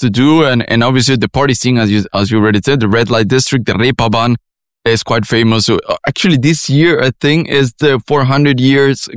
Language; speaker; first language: English; non-native, fluent; Spanish